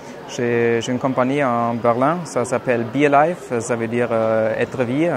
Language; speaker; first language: French; non-native, fluent; German